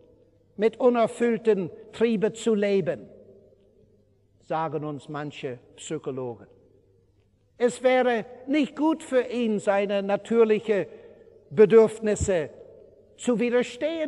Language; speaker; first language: German; non-native, fluent; English